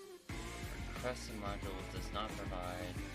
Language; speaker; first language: English; native; English